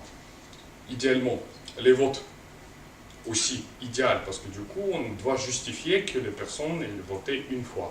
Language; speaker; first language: French; non-native, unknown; Russian